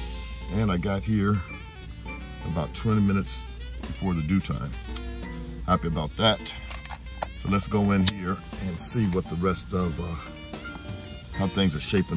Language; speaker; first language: English; native; English